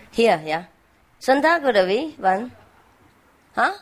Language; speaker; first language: German; non-native, fluent; Vietnamese